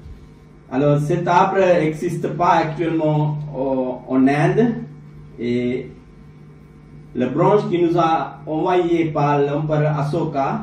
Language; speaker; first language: French; non-native, learner; Sinhala